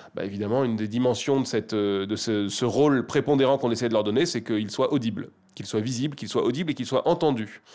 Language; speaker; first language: French; native; French